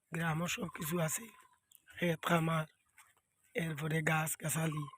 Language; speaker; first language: Bangla; native; Bangla